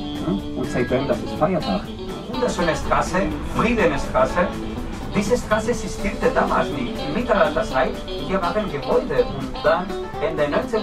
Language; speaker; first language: German; non-native, fluent; Spanish